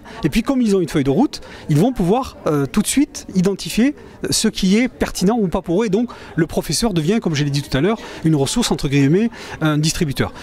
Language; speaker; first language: French; native; French